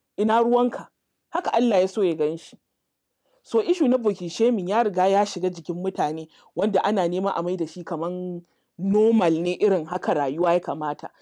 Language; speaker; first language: Hausa; native; Hausa